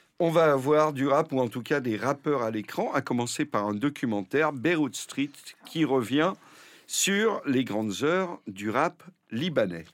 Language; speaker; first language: French; native; French